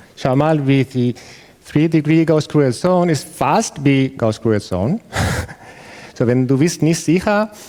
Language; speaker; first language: German; non-native, learner; Spanish